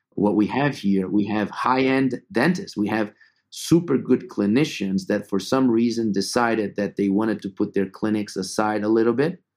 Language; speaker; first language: English; non-native, fluent; Portuguese